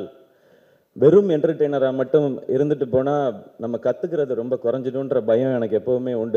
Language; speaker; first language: Tamil; native; Tamil